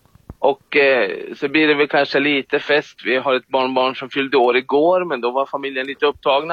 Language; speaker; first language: Swedish; native; Swedish